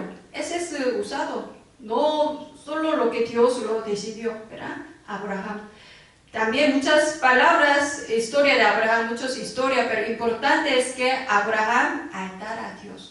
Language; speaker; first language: Spanish; non-native, learner; Korean